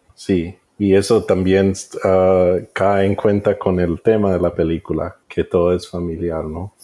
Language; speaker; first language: Spanish; early bilingual, heritage; Spanish